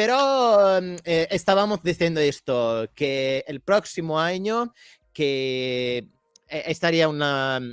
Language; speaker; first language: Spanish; non-native, learner; Italian